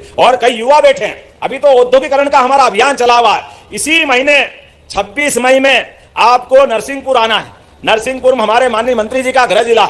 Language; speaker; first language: Hindi; native; Hindi